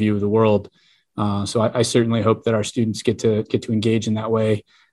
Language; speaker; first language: English; native; English